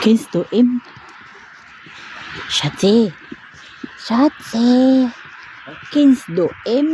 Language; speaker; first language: German; non-native, learner; Cebuano